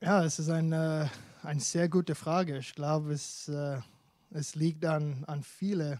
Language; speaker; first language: German; non-native, fluent; English